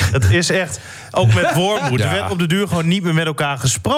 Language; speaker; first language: Dutch; native; Dutch